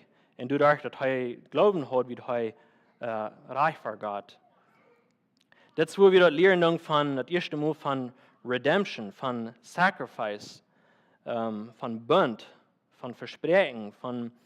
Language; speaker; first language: German; non-native, learner; Plautdietsch